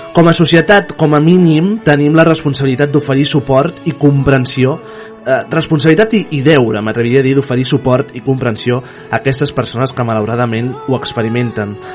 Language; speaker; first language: Catalan; native; Catalan